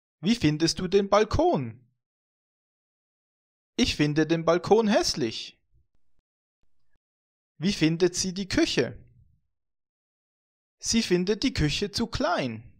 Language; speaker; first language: German; non-native, fluent; Vietnamese